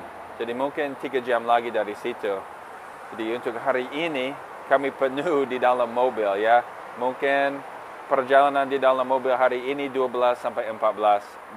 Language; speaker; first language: Indonesian; non-native, fluent; English